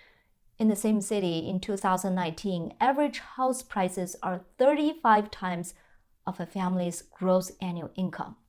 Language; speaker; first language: English; non-native, fluent; Chinese